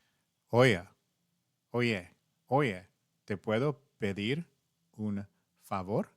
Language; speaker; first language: Spanish; non-native, learner; English